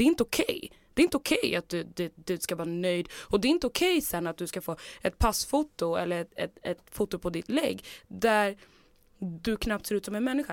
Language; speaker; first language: Swedish; native; Swedish